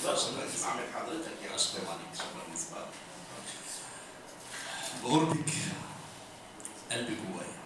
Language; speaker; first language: Arabic; native; Arabic